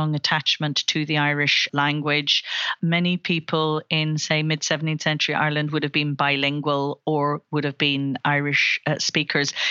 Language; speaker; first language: English; native; English